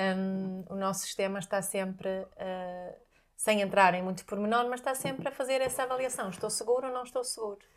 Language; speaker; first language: Portuguese; non-native, fluent; Swedish